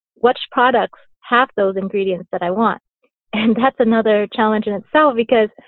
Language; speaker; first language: English; early bilingual, other home language; Vietnamese